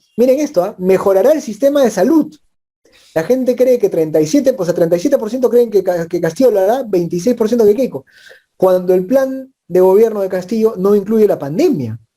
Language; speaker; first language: Spanish; native; Spanish